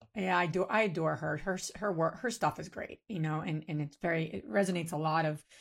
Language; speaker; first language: English; native; English